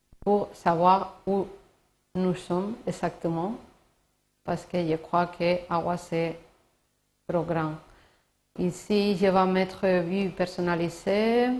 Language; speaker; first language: French; non-native, learner; Spanish